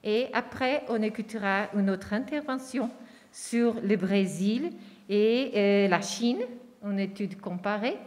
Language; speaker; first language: French; non-native, fluent; Portuguese